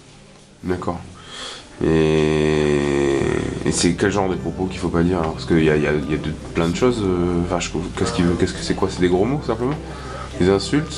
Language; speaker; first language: French; native; French